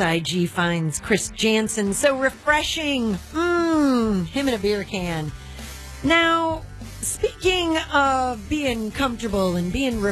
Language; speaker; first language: English; native; English